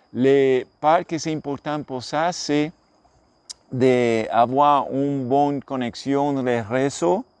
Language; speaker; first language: French; non-native, learner; English